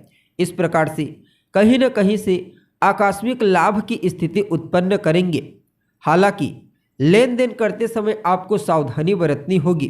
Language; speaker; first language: Hindi; native; Hindi